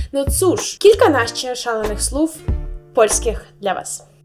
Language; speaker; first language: Polish; non-native, learner; Russian